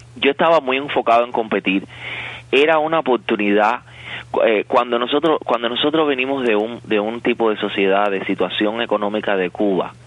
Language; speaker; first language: Spanish; native; Spanish